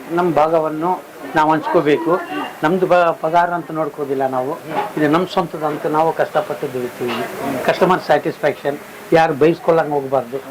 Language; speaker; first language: Kannada; non-native, local second language; Malayalam